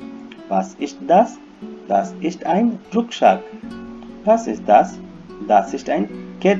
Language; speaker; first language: German; non-native, fluent; Hindi